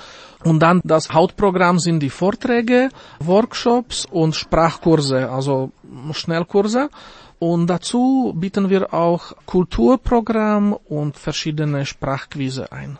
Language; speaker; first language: German; non-native, fluent; Slovak